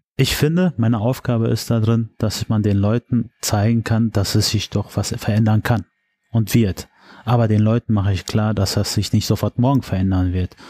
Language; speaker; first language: German; early bilingual, other home language; Turkish